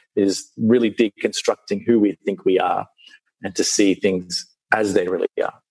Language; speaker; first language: English; early bilingual, other home language; Sinhala